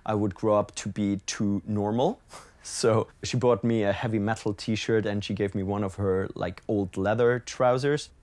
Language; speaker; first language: English; non-native, fluent; German